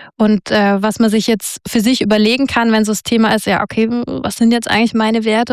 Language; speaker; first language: German; native; German